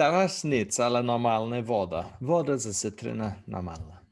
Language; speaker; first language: Polish; non-native, learner; English